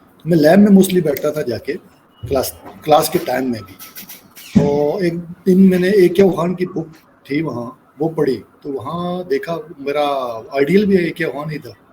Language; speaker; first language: Urdu; non-native, local second language; Punjabi